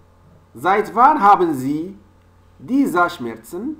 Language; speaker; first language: German; non-native, learner; French